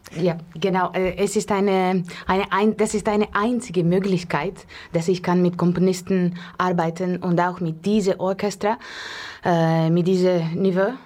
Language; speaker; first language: German; non-native, fluent; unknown